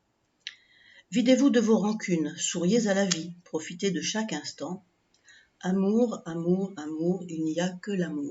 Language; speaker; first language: French; native; French